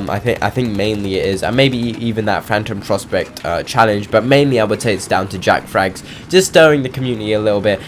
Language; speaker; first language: English; native; English